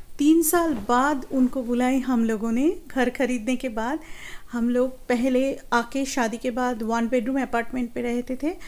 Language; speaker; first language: Hindi; non-native, local second language; Bangla